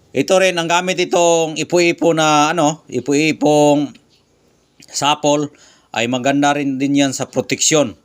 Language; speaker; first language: Filipino; non-native, local second language; Cebuano